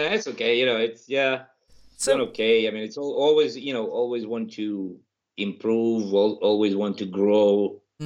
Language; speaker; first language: English; non-native, fluent; Ukrainian